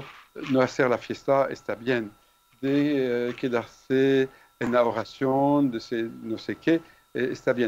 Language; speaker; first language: Spanish; non-native, fluent; French